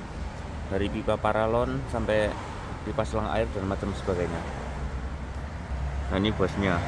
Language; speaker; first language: Indonesian; non-native, local second language; Javanese